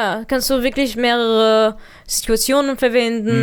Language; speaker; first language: German; early bilingual, other home language; Arabic